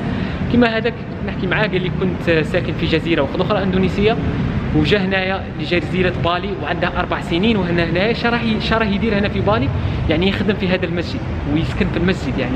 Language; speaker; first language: Arabic; native; Arabic